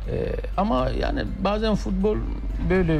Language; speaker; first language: Turkish; non-native, learner; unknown